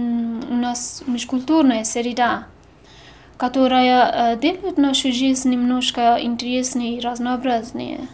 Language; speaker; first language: Russian; non-native, fluent; Persian